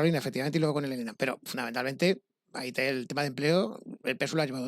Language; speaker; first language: Spanish; native; Spanish